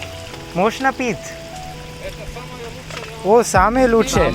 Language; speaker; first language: Russian; non-native, learner; Hindi